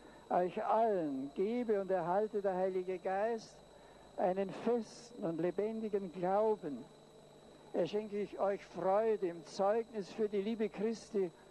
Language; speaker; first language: German; native; German